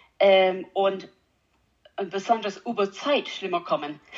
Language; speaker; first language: German; non-native, learner; English